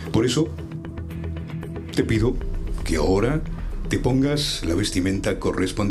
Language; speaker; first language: Spanish; native; Spanish